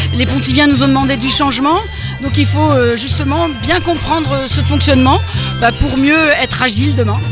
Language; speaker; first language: French; native; French